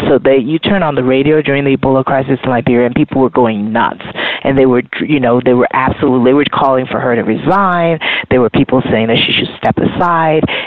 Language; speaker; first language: English; native; English